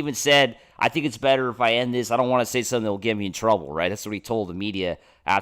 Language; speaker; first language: English; native; English